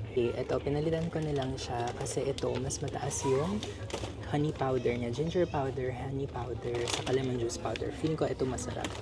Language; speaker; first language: Filipino; native; Filipino